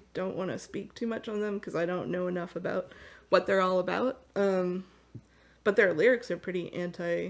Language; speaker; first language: English; native; English